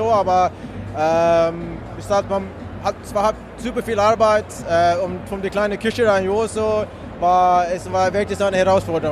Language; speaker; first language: German; non-native, fluent; Swedish